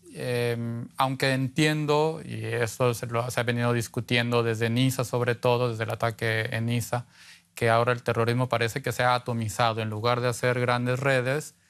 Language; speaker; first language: Spanish; native; Spanish